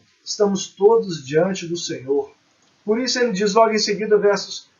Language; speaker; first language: Portuguese; native; Portuguese